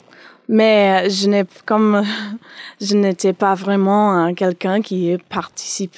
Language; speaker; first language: French; non-native, learner; English